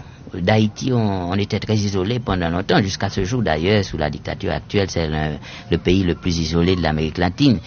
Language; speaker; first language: French; native; French